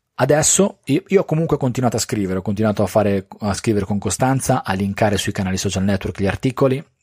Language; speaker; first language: Italian; native; Italian